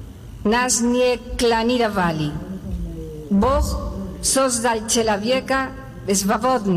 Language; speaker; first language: Russian; non-native, learner; Spanish